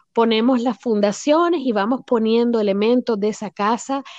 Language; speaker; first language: Spanish; native; Spanish